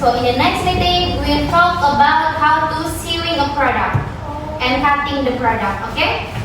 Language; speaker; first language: English; non-native, learner; Indonesian